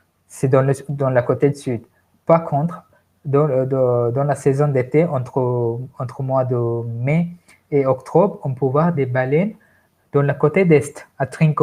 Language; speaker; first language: French; non-native, fluent; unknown